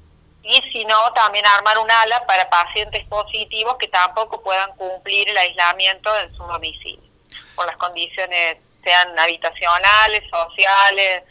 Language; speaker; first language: Spanish; native; Spanish